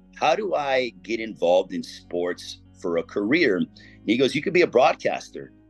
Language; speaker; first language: English; native; English